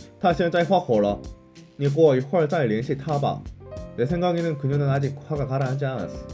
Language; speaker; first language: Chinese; non-native, fluent; Korean